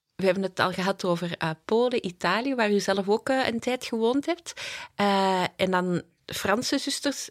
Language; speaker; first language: Dutch; native; Dutch